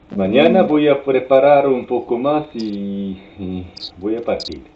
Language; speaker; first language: Spanish; non-native, learner; Korean